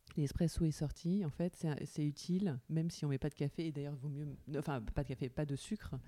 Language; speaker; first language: French; native; French